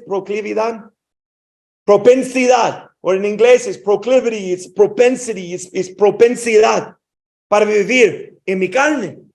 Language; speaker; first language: Spanish; non-native, fluent; English